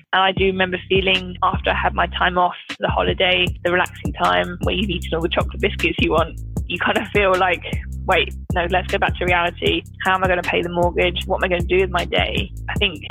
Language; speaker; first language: English; native; English